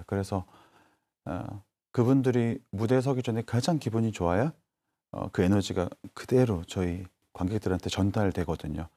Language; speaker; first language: Korean; native; Korean